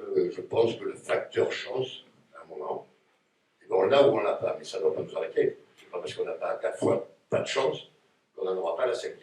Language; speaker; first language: French; native; French